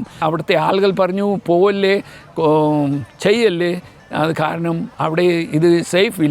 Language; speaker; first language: Malayalam; early bilingual, heritage; Malayalam